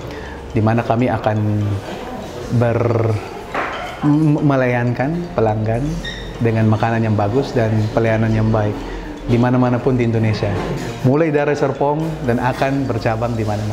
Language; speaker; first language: Indonesian; non-native, fluent; Filipino